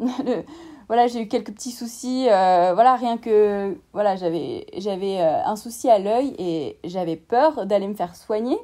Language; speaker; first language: French; native; French